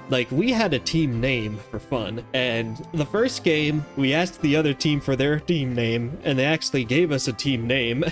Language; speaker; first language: English; native; English